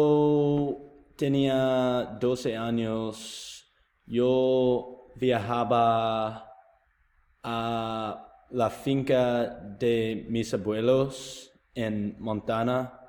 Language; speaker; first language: Spanish; non-native, learner; English